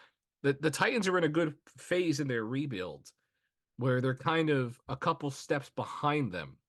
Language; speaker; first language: English; native; English